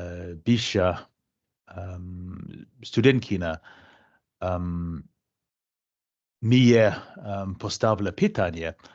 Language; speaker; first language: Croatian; non-native, fluent; English